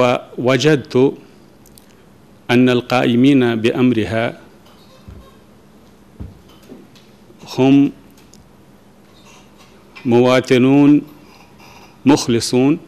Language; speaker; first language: Arabic; non-native, fluent; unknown